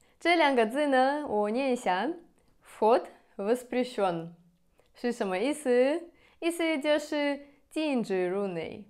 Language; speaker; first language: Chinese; non-native, fluent; Russian